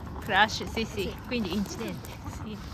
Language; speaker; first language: Italian; non-native, learner; Japanese